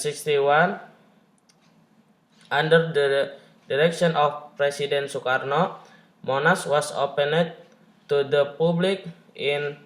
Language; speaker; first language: English; non-native, learner; Indonesian